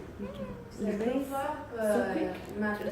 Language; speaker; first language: French; non-native, learner; Spanish